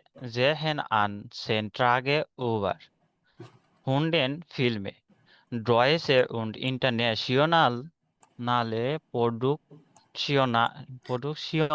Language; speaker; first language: German; non-native, learner; Bangla